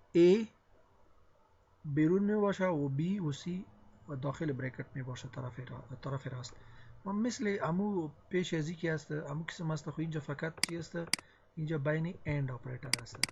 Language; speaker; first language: Persian; non-native, local second language; Pashto